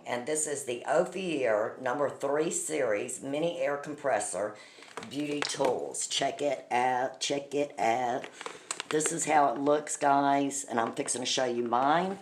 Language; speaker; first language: English; native; English